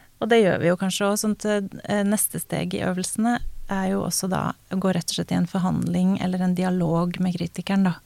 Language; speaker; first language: Norwegian; native; Norwegian